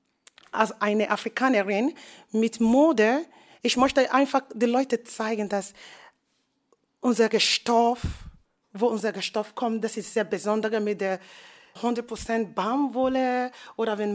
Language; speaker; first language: German; non-native, fluent; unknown